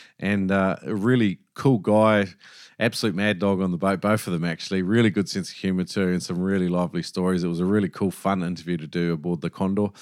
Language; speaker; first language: English; native; English